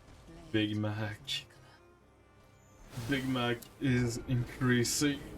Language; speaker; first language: English; non-native, local second language; French